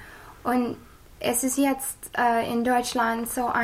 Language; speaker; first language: German; non-native, fluent; English